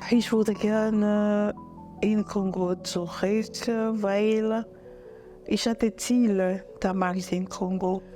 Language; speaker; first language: German; non-native, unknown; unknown